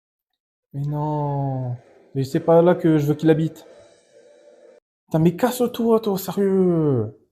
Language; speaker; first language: French; native; French